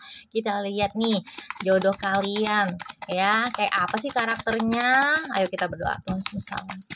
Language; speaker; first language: Indonesian; native; Indonesian